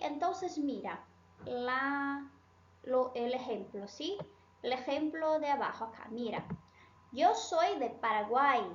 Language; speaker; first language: Spanish; non-native, fluent; Portuguese